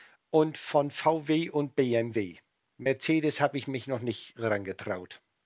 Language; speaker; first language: German; native; German